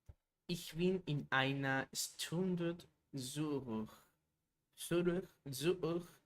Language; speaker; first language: German; non-native, learner; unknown